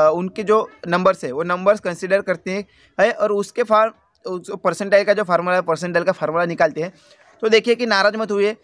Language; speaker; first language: Hindi; non-native, local second language; Marathi